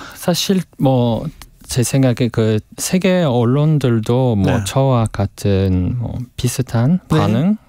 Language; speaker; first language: Korean; non-native, fluent; English